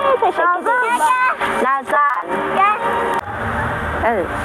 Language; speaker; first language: Turkish; non-native, learner; Thai